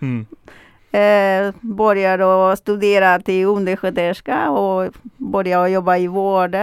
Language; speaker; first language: Swedish; non-native, fluent; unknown